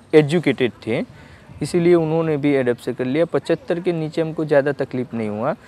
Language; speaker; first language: Hindi; non-native, local second language; Gujarati